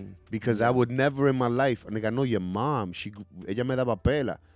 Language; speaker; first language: English; early bilingual, other home language; Spanish